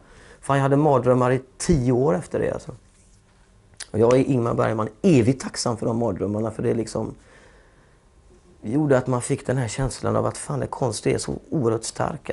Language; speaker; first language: Swedish; native; Swedish